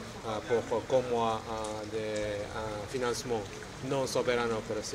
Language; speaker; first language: French; non-native, learner; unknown